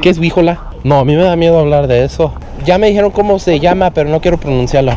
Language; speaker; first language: Spanish; early bilingual, heritage; Spanish